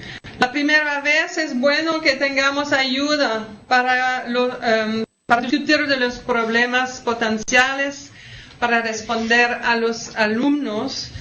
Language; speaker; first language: Spanish; non-native, learner; French